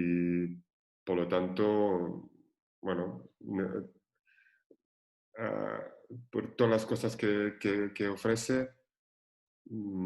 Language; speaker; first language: Spanish; non-native, fluent; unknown